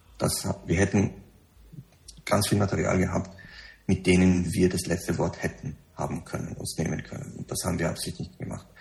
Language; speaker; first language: German; early bilingual, other home language; Persian